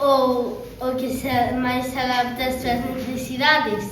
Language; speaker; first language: Galician; non-native, local second language; Spanish